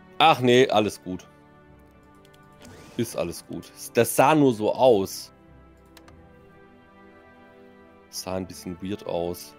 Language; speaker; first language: German; native; German